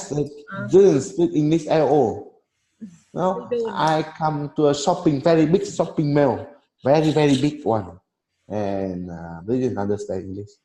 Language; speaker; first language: English; non-native, learner; Vietnamese